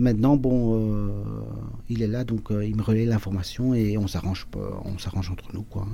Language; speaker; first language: French; early bilingual, other home language; Spanish